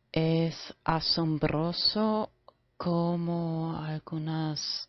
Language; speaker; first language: Spanish; non-native, fluent; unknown